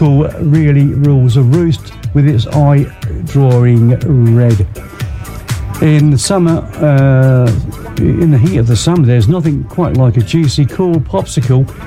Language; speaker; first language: English; native; English